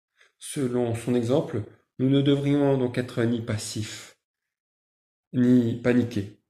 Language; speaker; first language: French; native; French